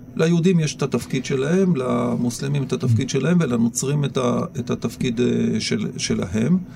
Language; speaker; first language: Hebrew; native; Hebrew